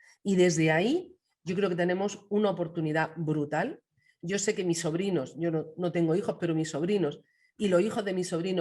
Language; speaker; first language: Spanish; native; Spanish